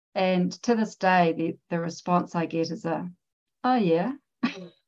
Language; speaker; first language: English; native; English